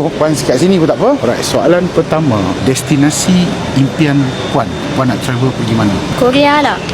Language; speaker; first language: Malay; native; Malay